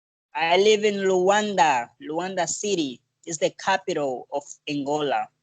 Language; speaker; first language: English; non-native, learner; Portuguese